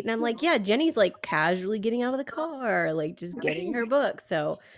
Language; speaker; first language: English; native; English